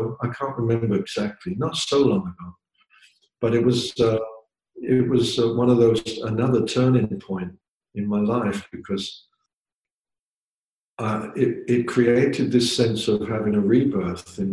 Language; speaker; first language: English; native; English